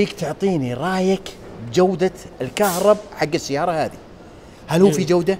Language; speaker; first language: Arabic; native; Arabic